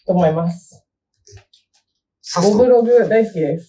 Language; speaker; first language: Japanese; native; Japanese